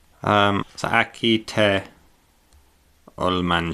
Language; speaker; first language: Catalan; non-native, learner; English